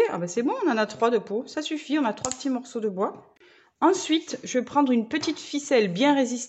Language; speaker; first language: French; native; French